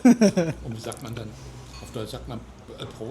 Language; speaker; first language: German; native; German